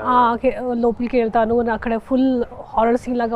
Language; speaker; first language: Telugu; non-native, fluent; Hindi